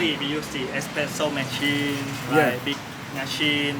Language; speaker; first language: English; non-native, learner; Thai